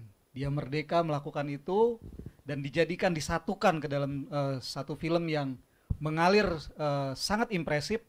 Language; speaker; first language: Indonesian; native; Indonesian